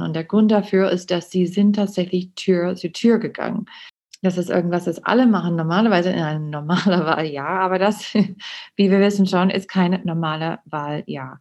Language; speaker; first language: German; non-native, learner; English